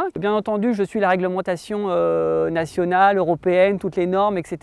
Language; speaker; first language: French; native; French